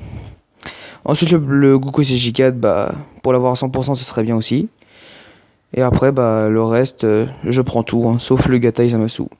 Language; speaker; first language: French; native; French